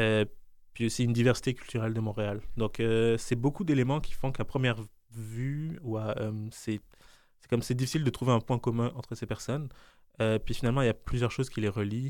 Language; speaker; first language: French; native; French